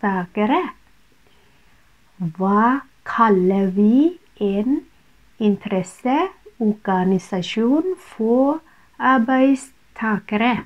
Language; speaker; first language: Norwegian; non-native, fluent; Thai